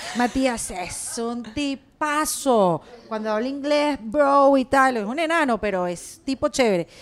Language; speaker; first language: Spanish; native; Spanish